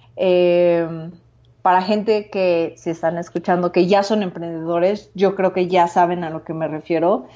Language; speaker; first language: Spanish; native; Spanish